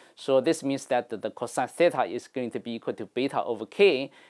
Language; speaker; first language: English; non-native, fluent; Chinese